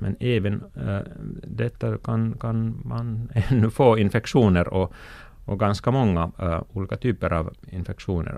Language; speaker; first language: Swedish; non-native, local second language; Finnish